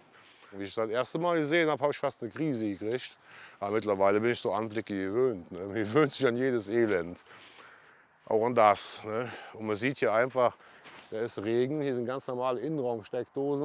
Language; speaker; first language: German; native; German